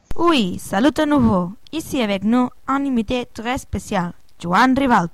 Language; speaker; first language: French; non-native, learner; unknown